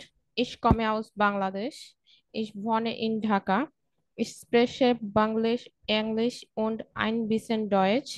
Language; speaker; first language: German; non-native, learner; Bangla